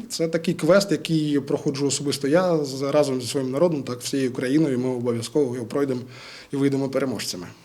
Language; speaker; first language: Ukrainian; non-native, local second language; Russian